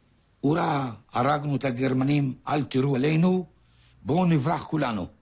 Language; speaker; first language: Hebrew; non-native, fluent; Polish